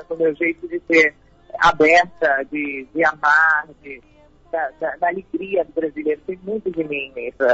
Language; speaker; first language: Portuguese; early bilingual, heritage; Spanish